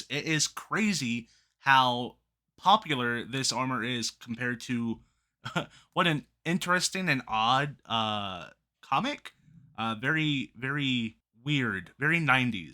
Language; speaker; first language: English; native; English